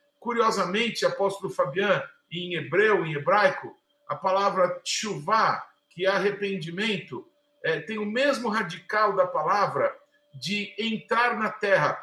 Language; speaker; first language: Portuguese; native; Portuguese